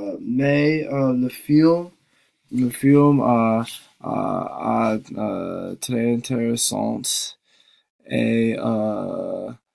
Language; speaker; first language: French; non-native, learner; English